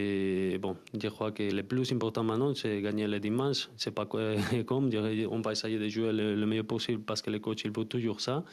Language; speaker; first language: French; non-native, fluent; Spanish